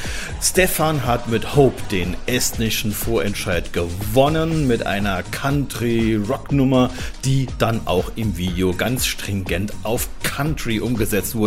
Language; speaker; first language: German; native; German